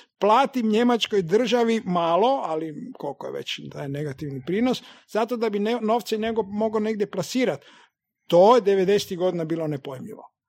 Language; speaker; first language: Croatian; native; Croatian